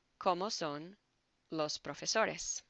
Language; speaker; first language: Spanish; non-native, fluent; English